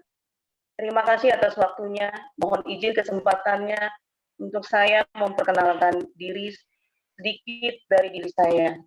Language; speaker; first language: Indonesian; native; Indonesian